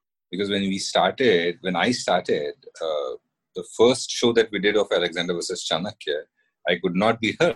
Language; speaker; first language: English; non-native, local second language; Hindi